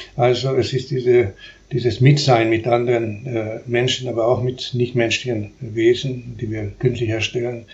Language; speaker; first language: German; non-native, fluent; Spanish